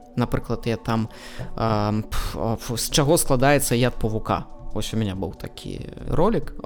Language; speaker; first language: Belarusian; non-native, local second language; Russian